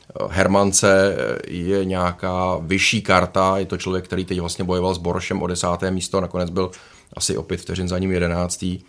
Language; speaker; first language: Czech; native; Czech